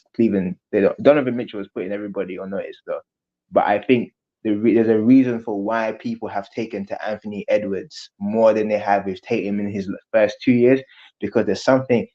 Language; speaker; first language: English; native; English